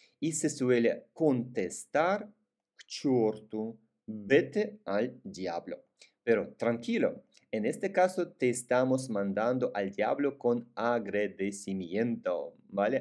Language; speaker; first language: Spanish; non-native, fluent; Russian